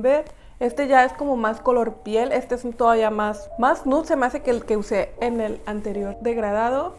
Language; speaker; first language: Spanish; native; Spanish